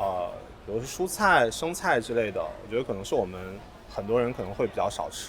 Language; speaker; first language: Chinese; native; Chinese